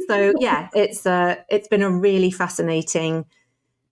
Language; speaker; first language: English; native; English